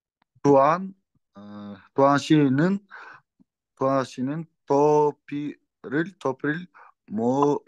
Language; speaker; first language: Korean; non-native, learner; Kyrgyz